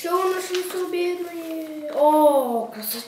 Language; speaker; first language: Russian; native; Russian